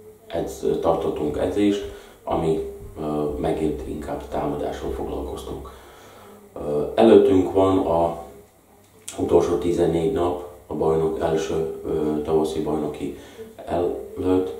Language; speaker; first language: Hungarian; non-native, fluent; Slovak